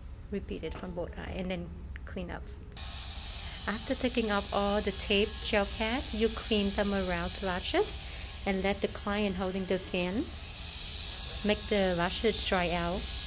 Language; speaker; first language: English; non-native, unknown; Vietnamese